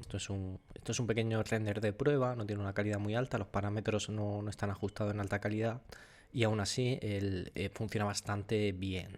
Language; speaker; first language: Spanish; native; Spanish